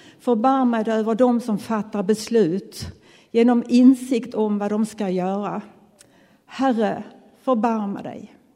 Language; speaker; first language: Swedish; native; Swedish